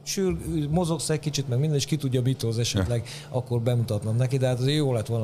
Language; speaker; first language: Hungarian; native; Hungarian